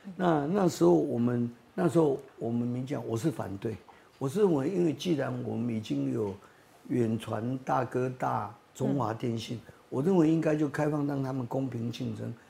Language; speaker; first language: Chinese; native; Chinese